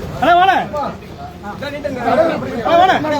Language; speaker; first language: Tamil; native; Tamil